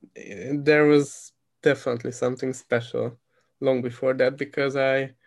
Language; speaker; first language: English; non-native, fluent; Hungarian